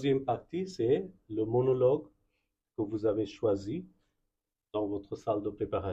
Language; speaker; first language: French; non-native, fluent; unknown